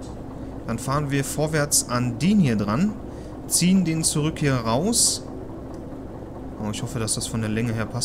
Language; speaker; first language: German; native; German